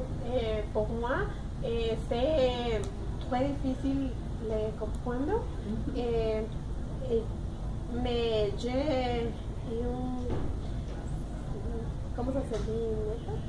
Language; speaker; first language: French; non-native, learner; Spanish